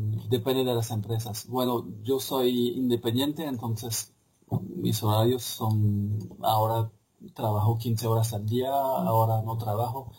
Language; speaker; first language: Spanish; non-native, fluent; French